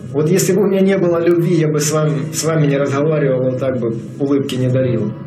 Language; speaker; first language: Russian; native; Russian